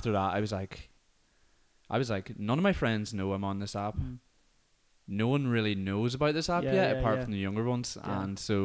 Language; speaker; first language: English; native; English